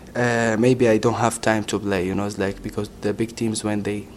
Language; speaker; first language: English; non-native, learner; Arabic